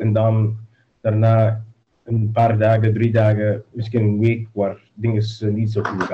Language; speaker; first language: Dutch; non-native, learner; English